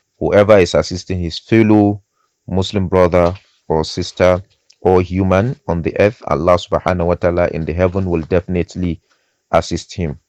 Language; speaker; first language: English; non-native, local second language; Hausa